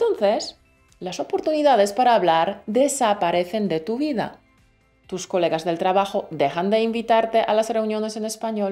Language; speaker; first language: Spanish; native; Spanish